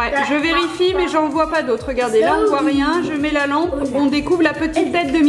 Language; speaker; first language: French; native; French